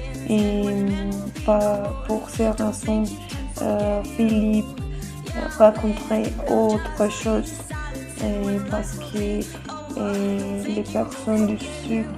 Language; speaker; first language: French; non-native, learner; Spanish